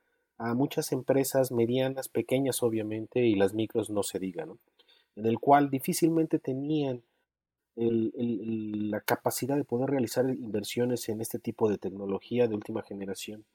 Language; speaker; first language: Spanish; native; Spanish